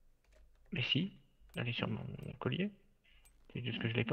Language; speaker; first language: French; native; French